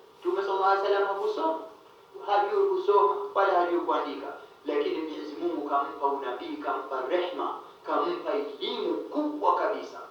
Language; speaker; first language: Swahili; early bilingual, heritage; Swahili